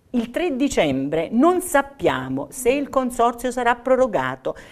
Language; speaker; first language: Italian; native; Italian